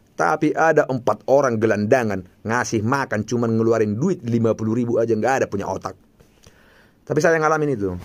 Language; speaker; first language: Indonesian; non-native, local second language; Batak Toba